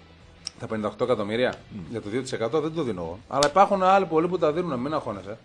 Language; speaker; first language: Greek; native; Greek